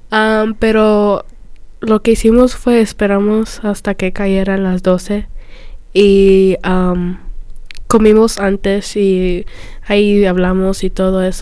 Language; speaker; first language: Spanish; early bilingual, other home language; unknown